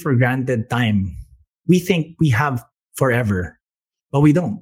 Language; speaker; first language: English; non-native, local second language; Filipino